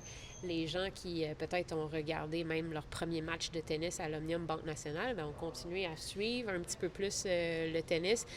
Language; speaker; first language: French; native; French